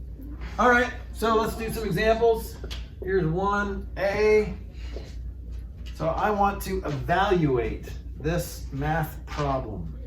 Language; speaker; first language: English; native; English